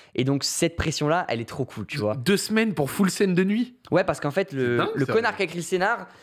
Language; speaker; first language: French; native; French